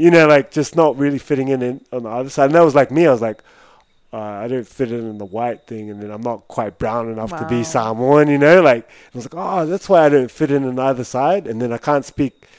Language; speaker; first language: English; native; English